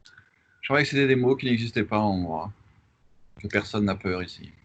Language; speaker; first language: French; native; French